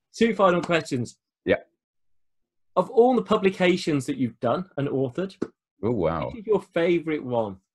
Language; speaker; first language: English; native; English